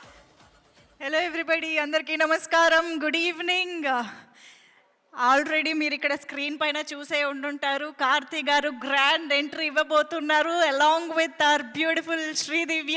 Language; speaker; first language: Telugu; native; Telugu